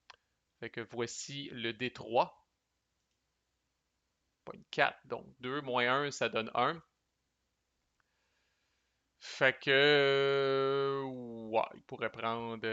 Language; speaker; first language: French; native; French